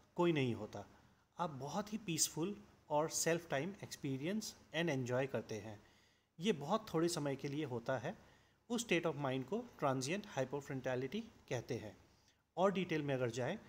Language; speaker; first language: Hindi; non-native, local second language; Assamese